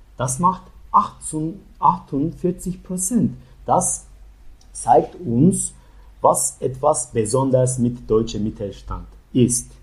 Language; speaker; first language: German; non-native, learner; Turkish